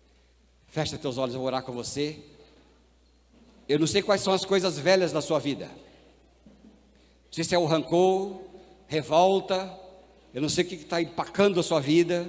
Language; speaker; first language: Portuguese; native; Portuguese